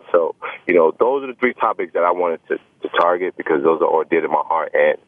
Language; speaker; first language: English; native; English